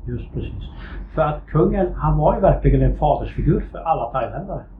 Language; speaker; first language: Swedish; native; Swedish